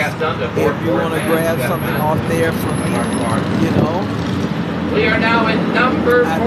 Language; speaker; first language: English; native; English